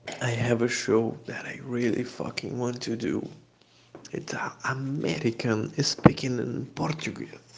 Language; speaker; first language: English; non-native, fluent; Portuguese